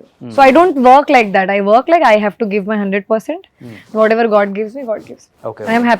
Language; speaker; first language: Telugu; non-native, fluent; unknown